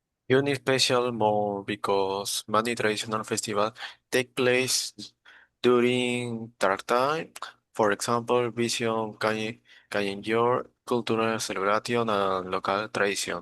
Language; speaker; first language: English; non-native, learner; Spanish